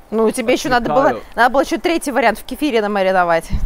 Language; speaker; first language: Russian; native; Russian